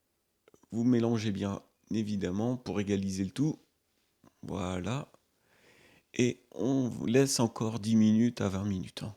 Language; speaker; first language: French; native; French